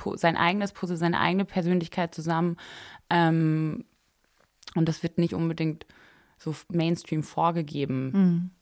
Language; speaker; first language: German; native; German